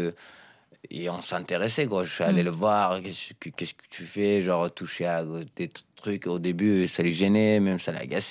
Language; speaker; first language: French; non-native, fluent; Persian